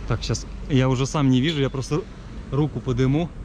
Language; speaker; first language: Russian; native; Russian